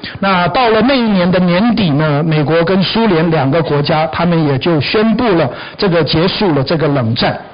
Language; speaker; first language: Chinese; native; Chinese